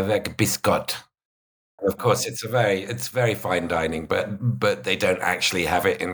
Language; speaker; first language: English; native; English